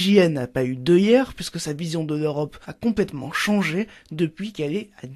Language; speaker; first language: French; native; French